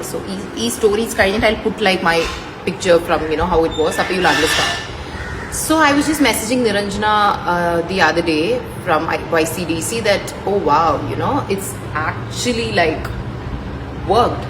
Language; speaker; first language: English; non-native, local second language; Malayalam